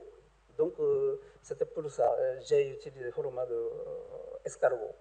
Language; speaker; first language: French; non-native, learner; Japanese